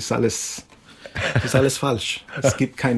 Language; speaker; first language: German; non-native, learner; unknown